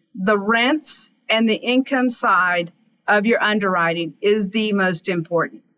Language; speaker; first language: English; native; English